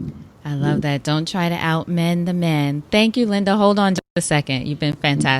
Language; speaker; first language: English; native; English